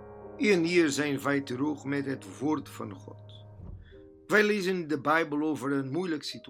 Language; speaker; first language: Dutch; non-native, learner; Portuguese